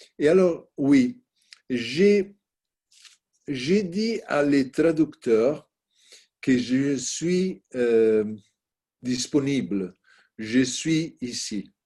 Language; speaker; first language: French; non-native, learner; Italian